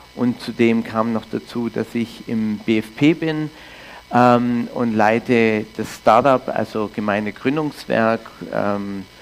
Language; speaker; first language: German; early bilingual, heritage; English